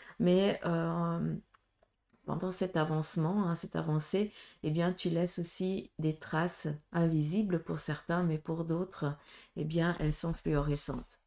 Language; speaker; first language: French; native; French